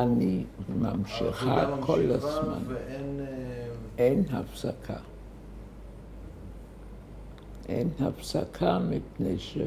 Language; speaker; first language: Hebrew; early bilingual, other home language; German